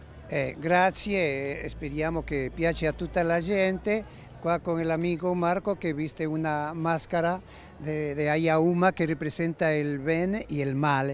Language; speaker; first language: Italian; non-native, learner; Spanish